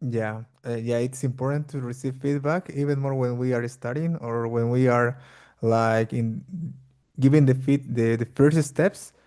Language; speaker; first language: English; non-native, fluent; Portuguese